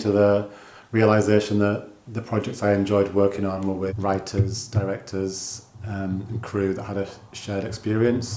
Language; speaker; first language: English; native; English